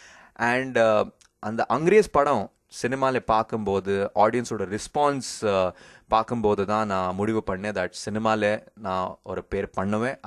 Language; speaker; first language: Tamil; early bilingual, heritage; Tamil